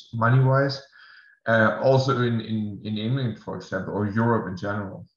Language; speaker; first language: English; non-native, fluent; German